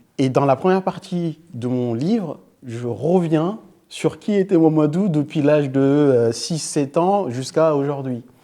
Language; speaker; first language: French; early bilingual, other home language; Fula